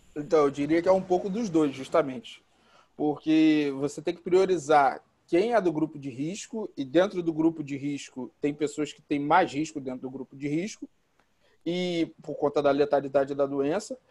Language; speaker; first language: Portuguese; native; Portuguese